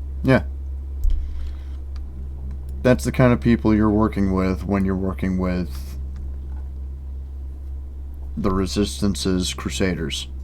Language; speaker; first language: English; native; English